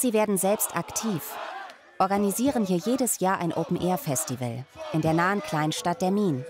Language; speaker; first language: German; native; German